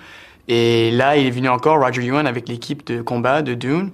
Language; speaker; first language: French; early bilingual, heritage; French